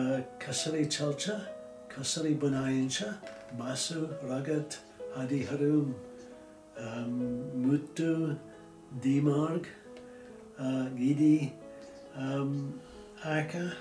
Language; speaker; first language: Nepali; non-native, fluent; English